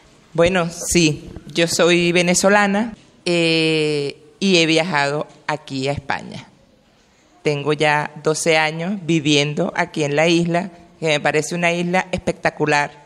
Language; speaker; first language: Spanish; non-native, learner; Italian